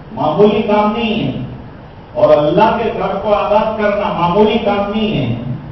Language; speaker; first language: Urdu; non-native, local second language; Gujarati